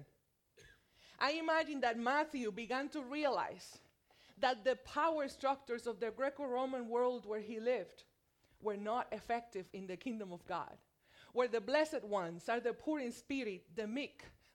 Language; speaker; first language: English; non-native, fluent; Spanish